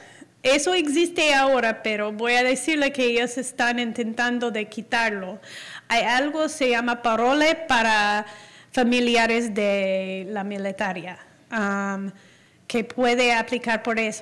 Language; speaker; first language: Spanish; non-native, fluent; English